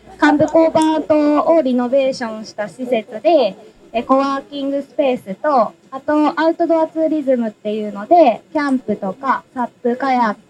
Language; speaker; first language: Japanese; native; Japanese